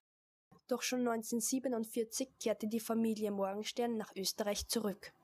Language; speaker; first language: German; native; German